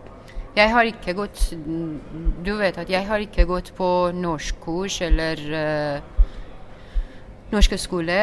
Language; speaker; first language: Norwegian; non-native, learner; Persian